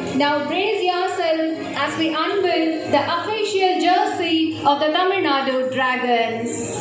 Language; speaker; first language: English; non-native, local second language; Tamil